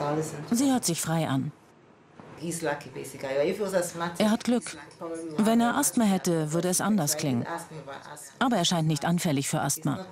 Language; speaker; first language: German; native; German